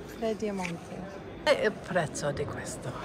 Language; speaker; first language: Italian; non-native, learner; English